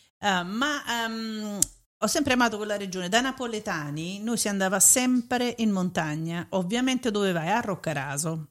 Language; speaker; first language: Italian; native; Italian